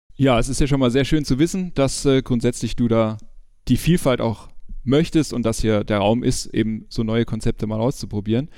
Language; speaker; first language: German; native; German